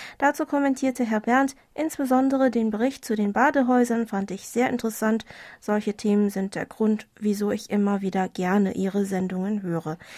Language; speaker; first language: German; non-native, fluent; Korean